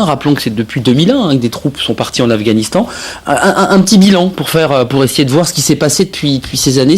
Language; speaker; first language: French; native; French